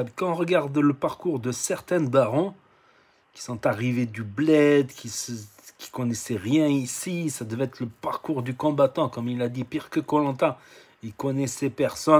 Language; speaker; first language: French; native; French